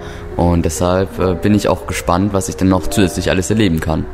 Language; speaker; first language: German; native; German